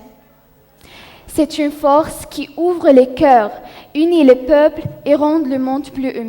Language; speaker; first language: French; non-native, learner; Arabic